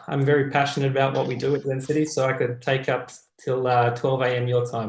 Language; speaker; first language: English; native; English